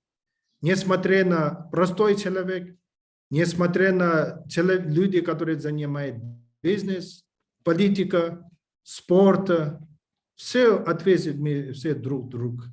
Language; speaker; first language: Russian; non-native, learner; English